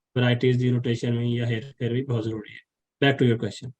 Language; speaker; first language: Urdu; non-native, local second language; Punjabi